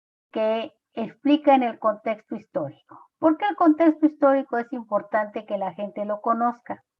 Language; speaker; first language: Spanish; native; Spanish